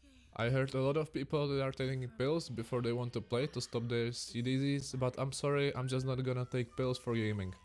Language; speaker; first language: English; non-native, fluent; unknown